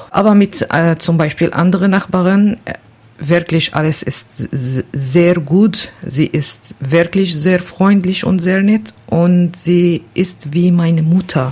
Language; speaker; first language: German; non-native, learner; Kurdish